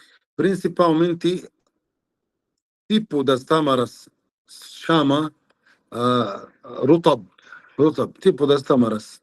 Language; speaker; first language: Portuguese; non-native, fluent; Arabic